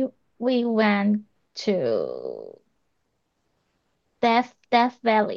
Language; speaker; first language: English; non-native, learner; Chinese